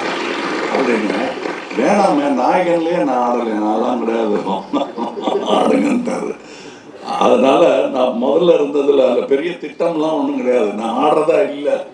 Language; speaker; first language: Tamil; native; Tamil